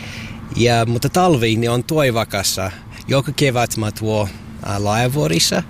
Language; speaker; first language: Finnish; non-native, learner; English